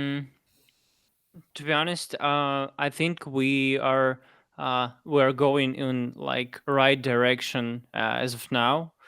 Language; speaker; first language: English; non-native, fluent; Russian